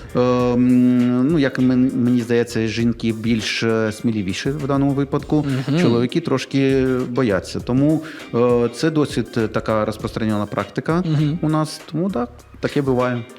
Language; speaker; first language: Ukrainian; native; Ukrainian